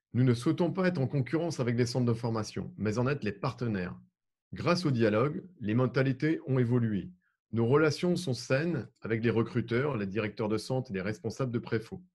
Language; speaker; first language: French; native; French